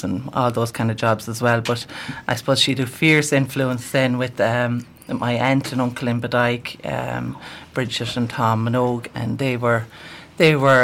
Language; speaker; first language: English; native; English